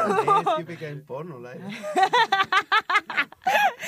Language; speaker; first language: German; non-native, learner; Spanish